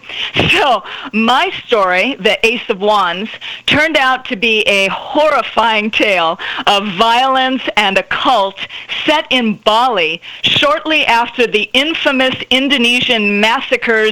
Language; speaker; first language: English; native; English